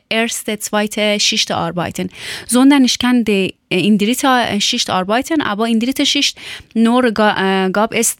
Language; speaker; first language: German; non-native, learner; Persian